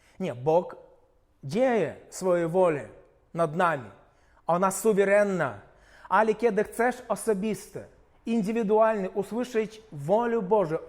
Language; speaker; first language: Polish; non-native, fluent; Ukrainian